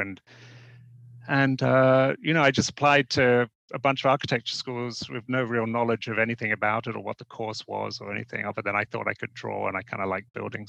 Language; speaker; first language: English; native; English